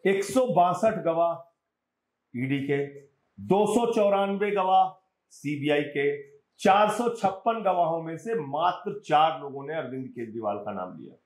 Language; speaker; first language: Hindi; native; Hindi